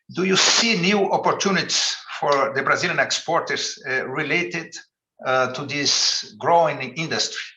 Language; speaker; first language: English; non-native, fluent; Portuguese